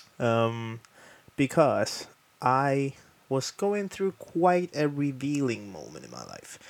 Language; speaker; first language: English; non-native, fluent; Spanish